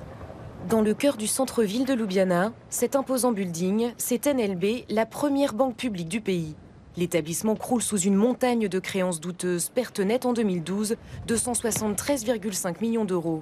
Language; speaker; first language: French; native; French